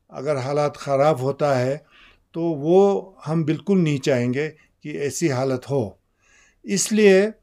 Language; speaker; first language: Hindi; non-native, local second language; Ladakhi